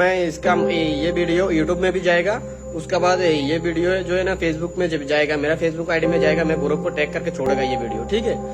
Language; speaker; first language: Hindi; non-native, fluent; Bangla